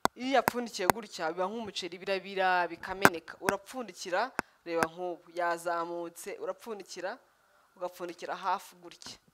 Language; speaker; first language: Kinyarwanda; early bilingual, heritage; Kinyarwanda